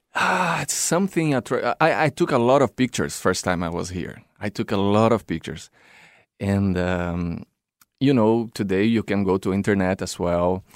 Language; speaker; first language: English; non-native, fluent; Portuguese